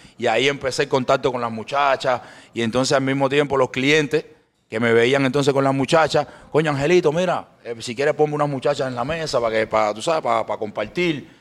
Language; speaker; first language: Spanish; native; Spanish